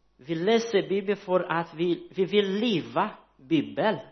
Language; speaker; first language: Swedish; non-native, learner; Portuguese